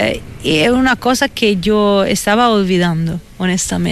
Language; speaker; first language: Spanish; non-native, fluent; Italian